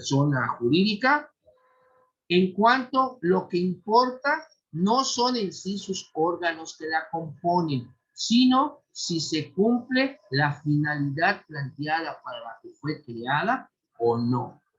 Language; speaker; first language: Spanish; native; Spanish